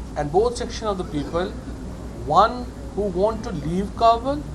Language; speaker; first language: English; non-native, local second language; Urdu